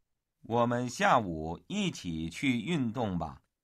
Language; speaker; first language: Chinese; non-native, learner; Vietnamese